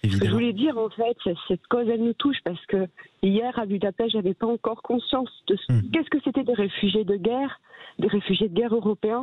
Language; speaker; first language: French; native; French